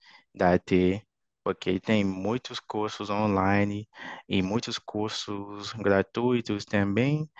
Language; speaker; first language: Portuguese; non-native, fluent; English